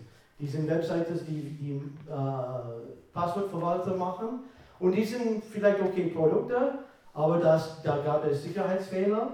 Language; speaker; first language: German; non-native, fluent; English